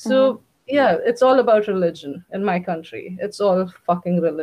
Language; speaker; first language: English; non-native, local second language; Hindi